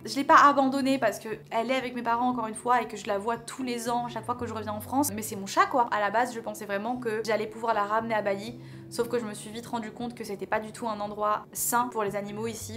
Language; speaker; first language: French; native; French